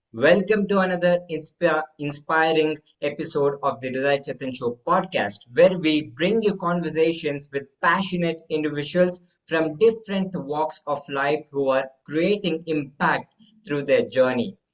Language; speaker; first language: English; non-native, local second language; Kannada